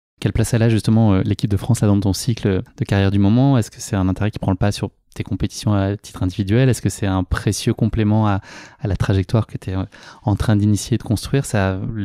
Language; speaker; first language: French; native; French